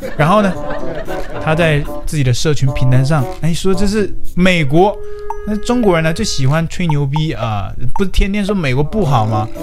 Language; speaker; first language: Chinese; native; Chinese